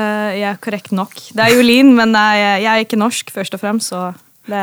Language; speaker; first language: Norwegian; non-native, fluent; Dutch